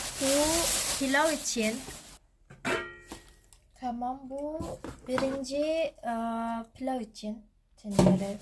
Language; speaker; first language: Turkish; non-native, learner; Indonesian